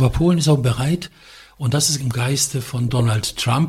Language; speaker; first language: German; non-native, fluent; Polish